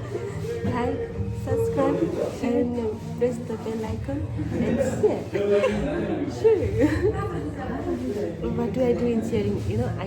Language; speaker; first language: English; non-native, learner; Tibetan